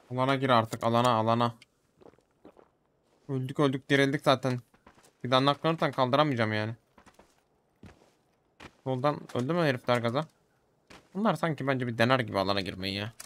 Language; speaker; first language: Turkish; native; Turkish